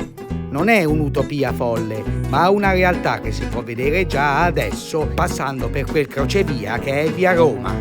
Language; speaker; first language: Italian; native; Italian